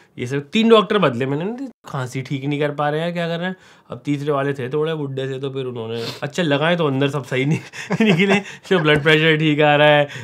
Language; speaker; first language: Hindi; native; Hindi